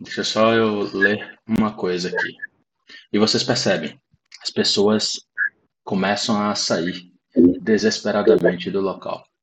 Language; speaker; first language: Portuguese; native; Portuguese